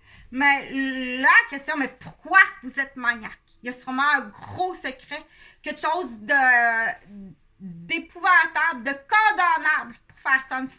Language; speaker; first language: French; native; French